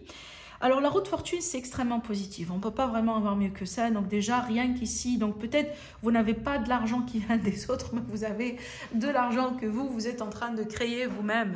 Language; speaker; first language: French; native; French